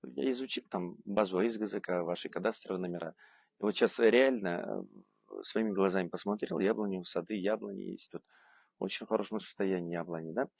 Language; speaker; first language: Russian; non-native, local second language; Kazakh